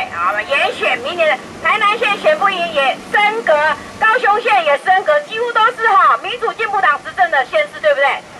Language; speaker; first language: Chinese; non-native, local second language; Min Nan Chinese